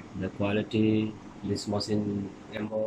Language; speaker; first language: English; non-native, learner; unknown